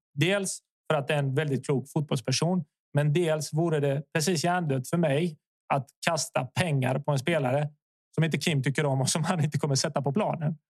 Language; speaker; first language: Swedish; early bilingual, other home language; Bosnian